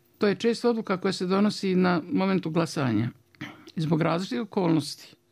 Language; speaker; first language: Bosnian; native; Bosnian